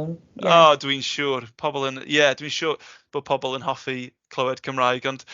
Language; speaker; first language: Welsh; non-native, local second language; English